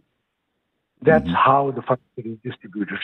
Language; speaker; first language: English; non-native, local second language; Bangla